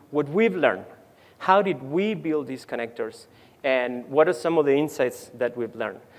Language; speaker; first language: English; non-native, fluent; Spanish